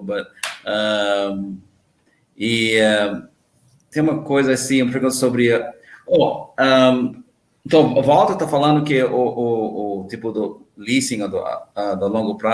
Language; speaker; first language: Portuguese; non-native, learner; English